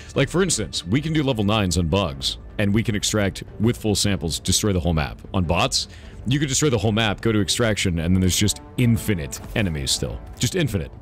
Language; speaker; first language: English; native; English